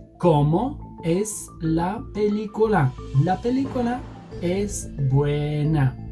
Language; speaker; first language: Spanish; non-native, fluent; Bulgarian